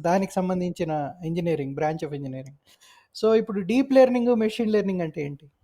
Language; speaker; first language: Telugu; native; Telugu